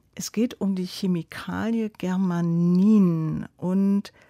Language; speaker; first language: German; native; German